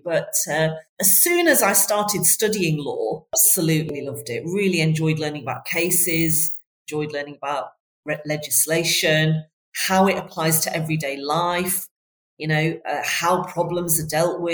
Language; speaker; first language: English; native; English